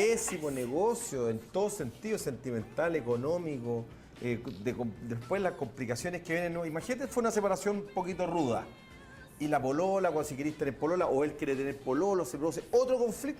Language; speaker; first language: Spanish; native; Spanish